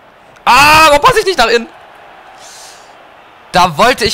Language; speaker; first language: German; native; German